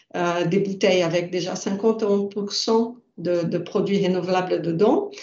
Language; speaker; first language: French; non-native, fluent; Portuguese